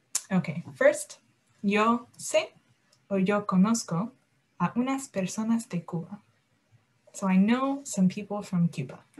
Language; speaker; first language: Spanish; non-native, fluent; English